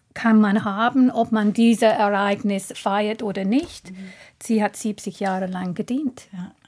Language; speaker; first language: German; non-native, fluent; English